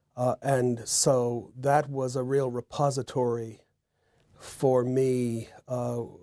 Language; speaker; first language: English; native; English